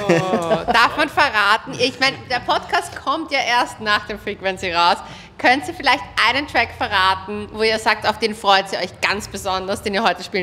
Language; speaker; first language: German; native; German